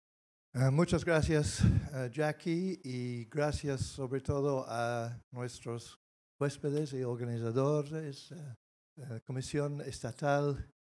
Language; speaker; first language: Spanish; non-native, fluent; English